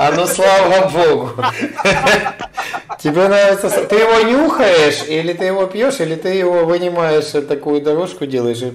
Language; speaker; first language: Russian; native; Russian